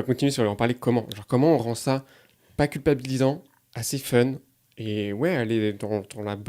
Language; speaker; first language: French; native; French